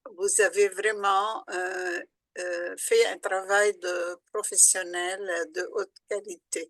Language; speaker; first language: French; non-native, local second language; Arabic